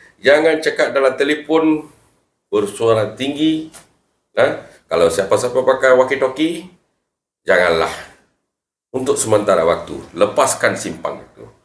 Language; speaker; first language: Malay; non-native, local second language; Tamil